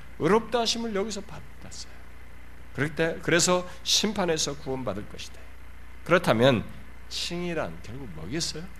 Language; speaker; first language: Korean; native; Korean